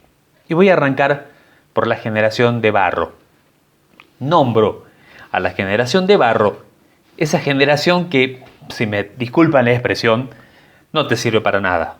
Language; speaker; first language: Spanish; native; Spanish